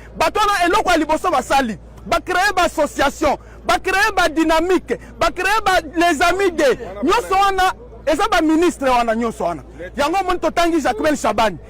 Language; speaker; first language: Lingala; native; Lingala